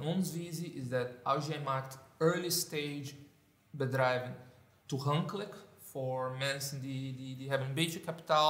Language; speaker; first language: Dutch; non-native, fluent; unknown